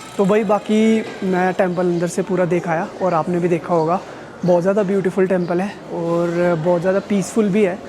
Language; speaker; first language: Hindi; native; Hindi